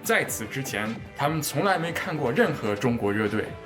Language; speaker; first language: Chinese; native; Chinese